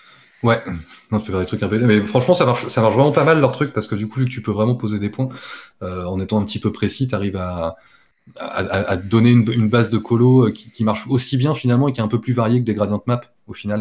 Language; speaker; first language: French; native; French